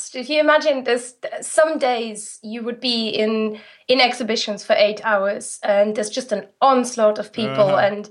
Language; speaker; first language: English; non-native, fluent; German